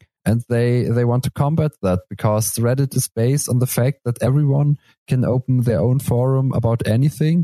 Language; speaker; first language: English; non-native, fluent; German